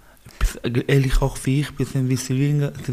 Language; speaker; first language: German; non-native, learner; Baluchi